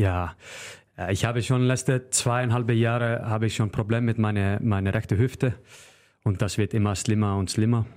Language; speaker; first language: German; non-native, learner; Icelandic